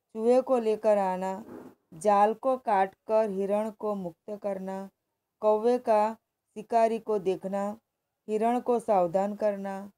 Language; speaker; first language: Hindi; non-native, local second language; Gujarati